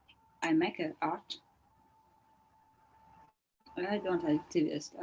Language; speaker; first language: English; non-native, learner; Ukrainian